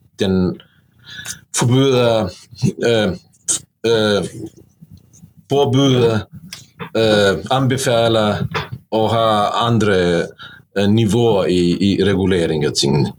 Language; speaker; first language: Norwegian; non-native, fluent; Bosnian